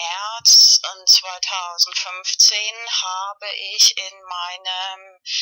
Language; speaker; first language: German; non-native, fluent; Spanish